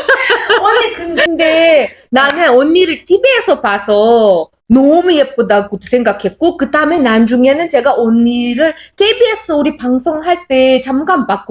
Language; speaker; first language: Korean; non-native, fluent; Uzbek